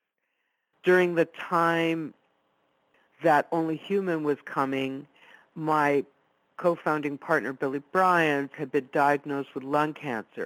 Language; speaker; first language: English; non-native, fluent; Italian